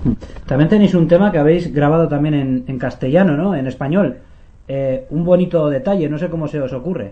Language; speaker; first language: Spanish; native; Spanish